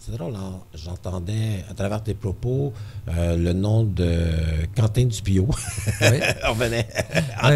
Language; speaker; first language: French; native; French